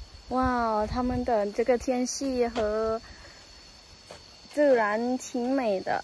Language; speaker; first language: Chinese; non-native, learner; Thai